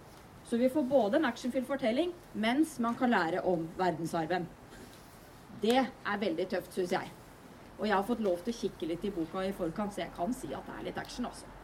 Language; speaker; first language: Norwegian; native; Norwegian